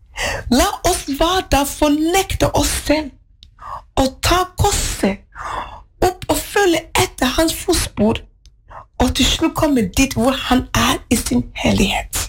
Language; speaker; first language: Norwegian; non-native, fluent; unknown